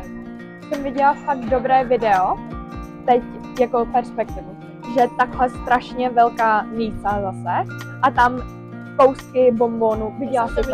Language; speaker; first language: Czech; early bilingual, heritage; Czech